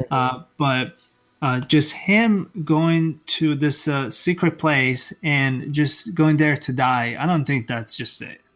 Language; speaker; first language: English; non-native, fluent; Italian